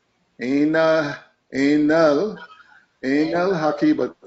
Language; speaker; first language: Arabic; non-native, learner; English